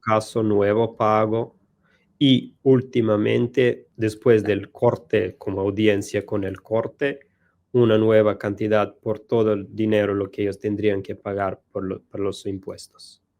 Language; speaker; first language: Spanish; non-native, learner; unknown